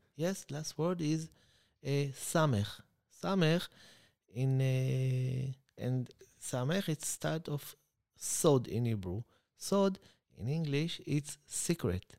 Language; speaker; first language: English; non-native, fluent; Hebrew